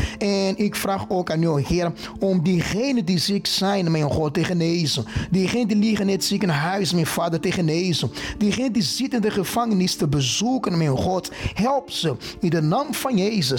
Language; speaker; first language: Dutch; non-native, fluent; Portuguese